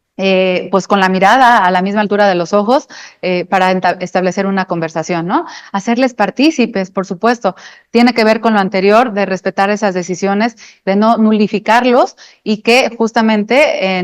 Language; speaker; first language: Spanish; native; Spanish